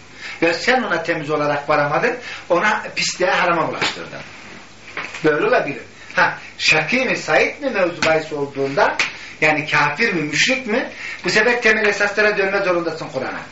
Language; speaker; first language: Turkish; native; Turkish